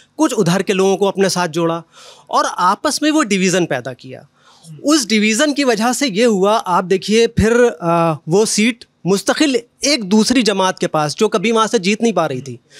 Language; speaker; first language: Hindi; native; Hindi